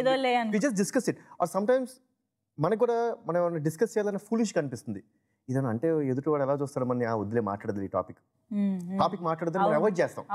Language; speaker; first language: Telugu; native; Telugu